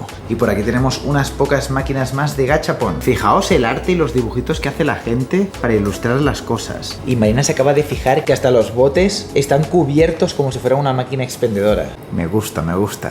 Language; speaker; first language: Spanish; native; Spanish